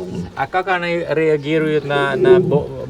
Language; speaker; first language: Russian; non-native, learner; Dutch